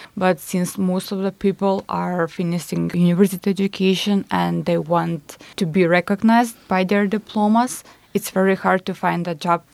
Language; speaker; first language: English; non-native, fluent; Macedonian